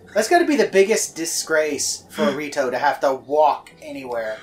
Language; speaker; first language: English; native; English